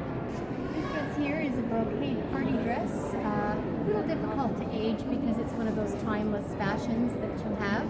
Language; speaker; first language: English; native; English